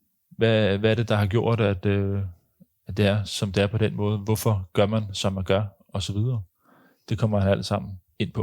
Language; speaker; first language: Danish; native; Danish